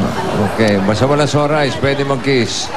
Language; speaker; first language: Filipino; native; Filipino